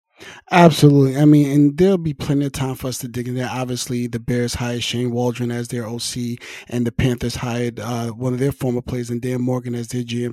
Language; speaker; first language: English; native; English